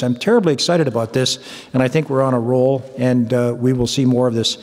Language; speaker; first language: English; native; English